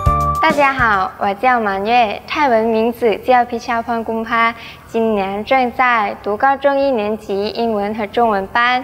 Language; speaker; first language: Chinese; non-native, learner; Thai